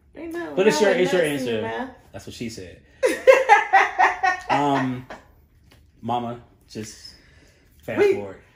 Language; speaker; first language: English; native; English